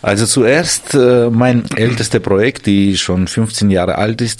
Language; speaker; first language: German; non-native, fluent; Armenian